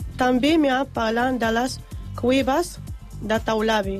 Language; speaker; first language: Catalan; non-native, learner; Arabic